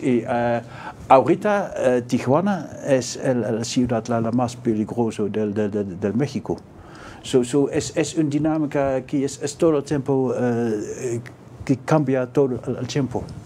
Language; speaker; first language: Spanish; non-native, learner; Dutch